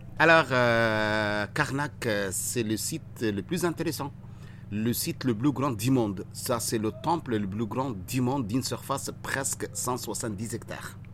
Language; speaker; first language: French; non-native, fluent; Arabic